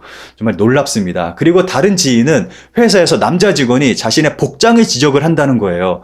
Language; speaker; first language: Korean; native; Korean